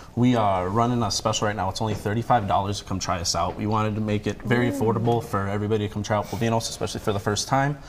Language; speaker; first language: English; native; English